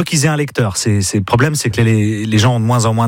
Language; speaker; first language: French; native; French